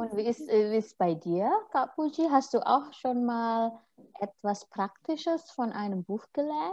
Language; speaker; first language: German; non-native, fluent; Indonesian